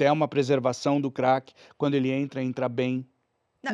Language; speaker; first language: Portuguese; native; Portuguese